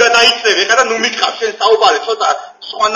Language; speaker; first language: Georgian; native; Georgian